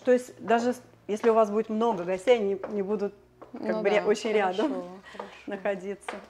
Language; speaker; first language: Russian; native; Russian